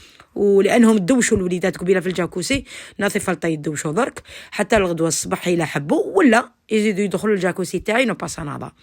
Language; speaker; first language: Arabic; native; Arabic